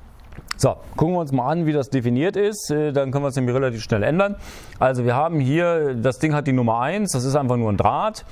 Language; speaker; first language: German; native; German